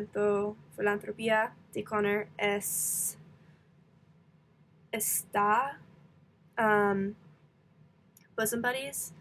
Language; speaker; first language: Spanish; non-native, learner; English